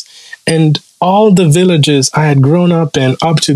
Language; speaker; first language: English; non-native, local second language; Kinyarwanda